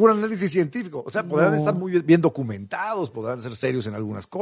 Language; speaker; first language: Spanish; native; Spanish